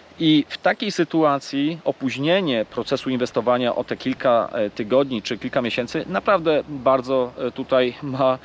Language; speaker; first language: Polish; native; Polish